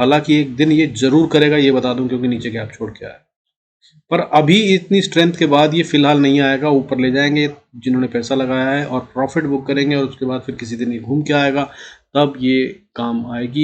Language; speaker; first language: Hindi; native; Hindi